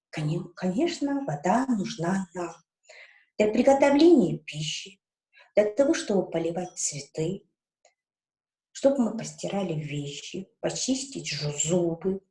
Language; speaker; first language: Russian; non-native, local second language; Kazakh